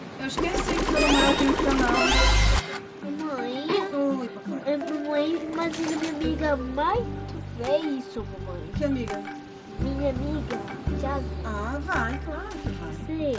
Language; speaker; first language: Portuguese; early bilingual, heritage; Portuguese